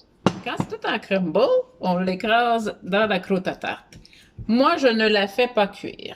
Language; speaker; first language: French; native; French